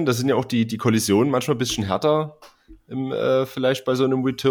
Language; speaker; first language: German; native; German